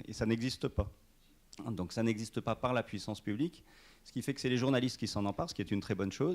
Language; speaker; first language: French; native; French